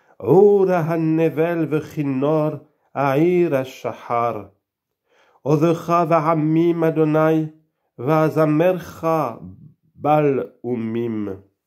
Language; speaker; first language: Hebrew; non-native, learner; French